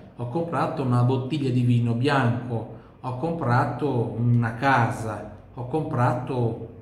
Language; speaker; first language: Italian; non-native, fluent; Portuguese